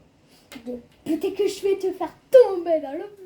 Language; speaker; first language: French; native; French